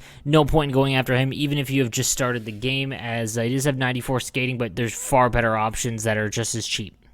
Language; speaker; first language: English; native; English